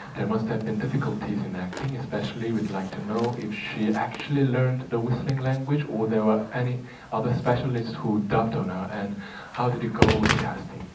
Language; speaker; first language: English; non-native, fluent; Korean